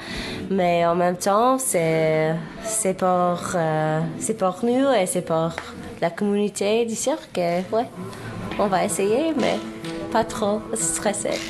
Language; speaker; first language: French; non-native, fluent; English